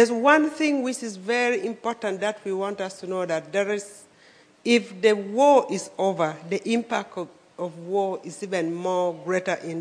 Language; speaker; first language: English; non-native, local second language; Acoli